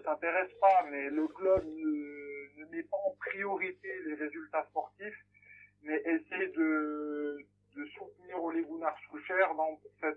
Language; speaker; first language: French; native; French